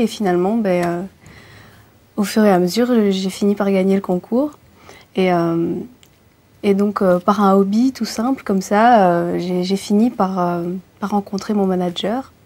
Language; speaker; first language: French; early bilingual, other home language; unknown